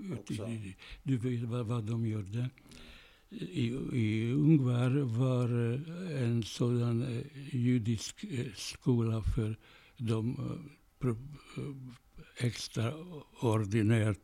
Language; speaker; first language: Swedish; non-native, fluent; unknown